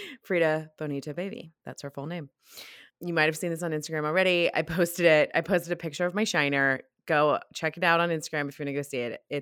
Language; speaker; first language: English; native; English